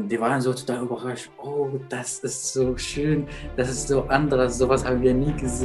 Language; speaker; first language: German; non-native, fluent; Arabic